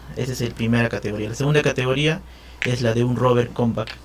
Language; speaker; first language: Spanish; native; Spanish